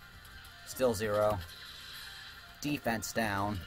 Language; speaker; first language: English; native; English